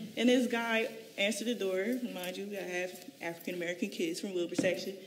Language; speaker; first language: English; native; English